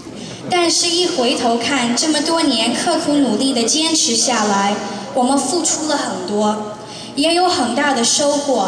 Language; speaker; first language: Chinese; early bilingual, heritage; Chinese